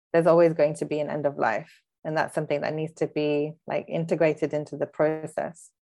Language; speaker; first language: English; early bilingual, other home language; Hindi